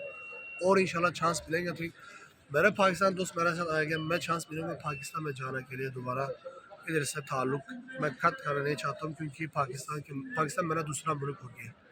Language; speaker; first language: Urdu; non-native, learner; Turkish